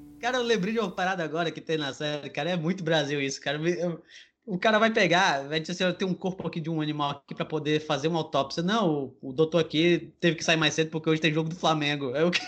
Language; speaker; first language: Portuguese; native; Portuguese